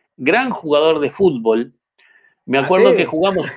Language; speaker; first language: Spanish; native; Spanish